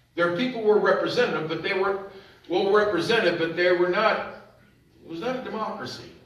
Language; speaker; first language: English; native; English